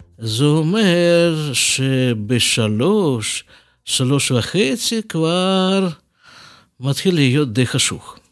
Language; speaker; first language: Hebrew; non-native, fluent; Russian